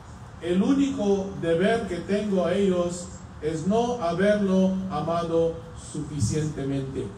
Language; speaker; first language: Spanish; non-native, fluent; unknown